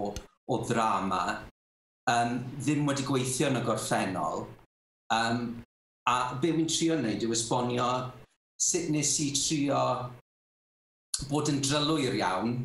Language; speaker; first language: Welsh; native; Welsh